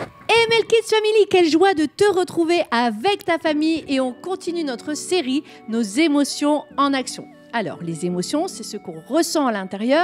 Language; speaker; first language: French; native; French